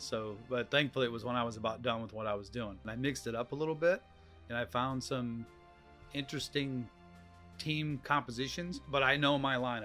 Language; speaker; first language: English; native; English